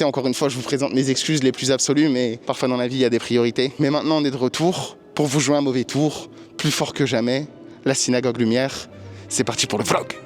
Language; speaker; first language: French; native; French